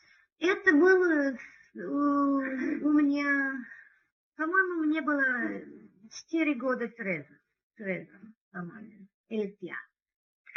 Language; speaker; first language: Russian; non-native, learner; English